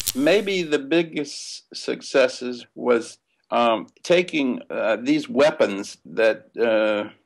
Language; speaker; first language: English; native; English